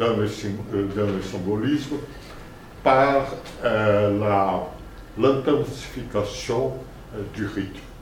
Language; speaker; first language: French; non-native, fluent; Spanish